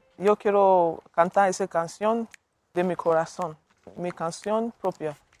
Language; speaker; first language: Spanish; non-native, learner; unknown